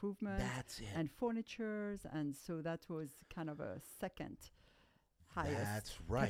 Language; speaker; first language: English; non-native, fluent; French